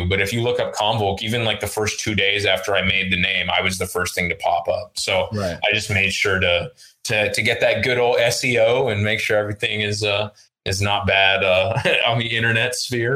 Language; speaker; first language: English; early bilingual, other home language; Russian